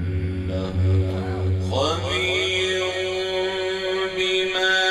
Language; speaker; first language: Arabic; native; Arabic